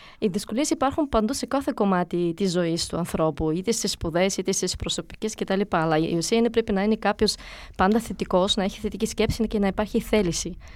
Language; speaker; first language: Greek; early bilingual, other home language; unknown